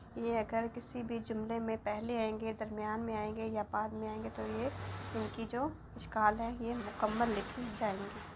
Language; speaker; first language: Urdu; native; Urdu